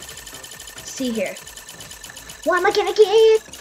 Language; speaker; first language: English; native; English